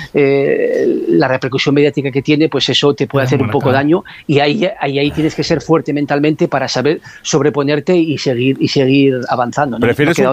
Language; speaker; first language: Spanish; native; Spanish